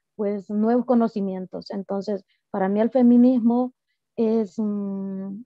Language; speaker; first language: Spanish; native; Spanish